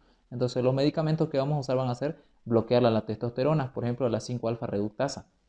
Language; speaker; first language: Spanish; native; Spanish